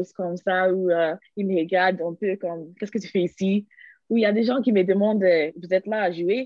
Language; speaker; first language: French; non-native, learner; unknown